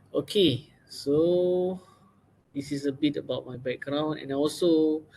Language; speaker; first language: English; non-native, local second language; Malay